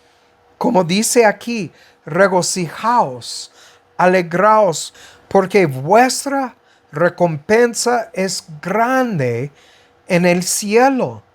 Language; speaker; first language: Spanish; non-native, fluent; English